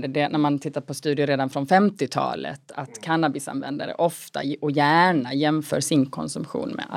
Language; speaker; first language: Swedish; native; Swedish